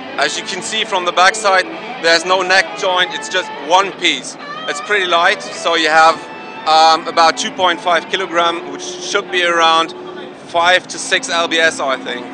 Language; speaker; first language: English; non-native, fluent; German